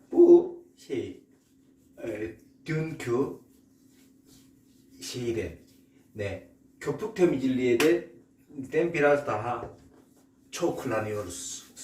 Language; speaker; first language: Turkish; non-native, learner; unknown